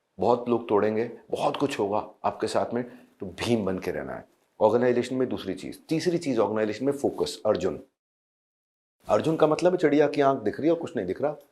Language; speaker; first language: Hindi; native; Hindi